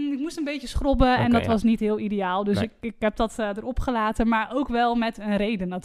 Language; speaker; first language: Dutch; native; Dutch